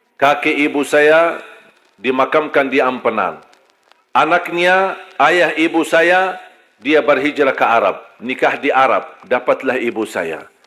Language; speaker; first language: Malay; non-native, fluent; Arabic